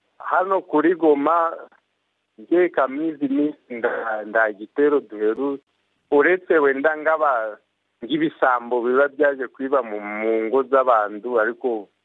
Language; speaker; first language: Kinyarwanda; native; Kinyarwanda